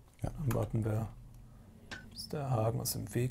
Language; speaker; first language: German; native; German